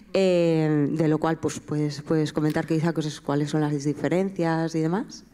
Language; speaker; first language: Spanish; native; Spanish